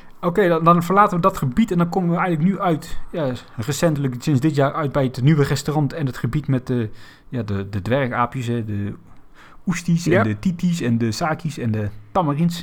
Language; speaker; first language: Dutch; native; Dutch